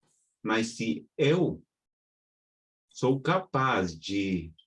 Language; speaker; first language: Portuguese; non-native, fluent; Spanish